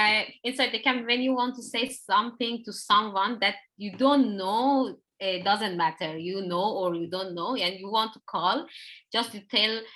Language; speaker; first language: English; non-native, learner; Persian